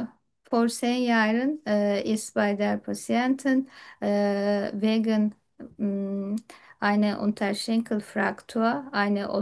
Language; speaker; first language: German; non-native, learner; Turkish